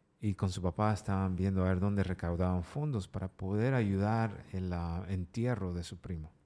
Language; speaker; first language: Spanish; native; Spanish